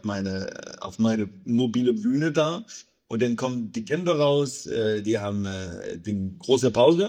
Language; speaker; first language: German; non-native, fluent; English